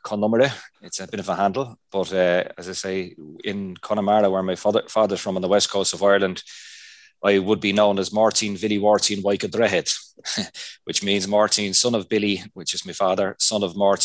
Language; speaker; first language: English; non-native, local second language; Irish